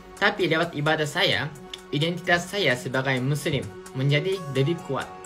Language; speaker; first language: Indonesian; non-native, fluent; Japanese